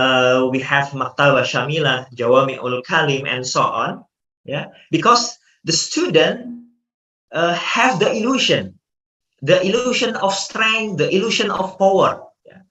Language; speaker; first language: English; non-native, fluent; Indonesian